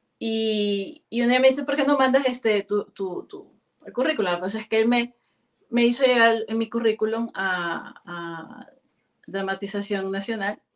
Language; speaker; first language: Spanish; native; Spanish